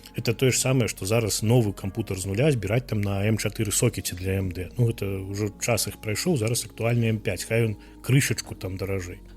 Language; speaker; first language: Belarusian; non-native, local second language; Russian